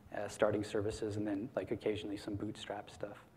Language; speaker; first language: English; native; English